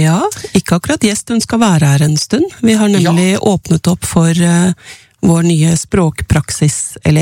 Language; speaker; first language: Norwegian; native; Norwegian